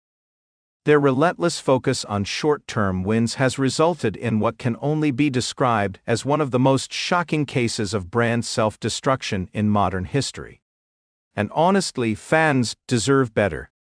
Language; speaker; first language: English; native; English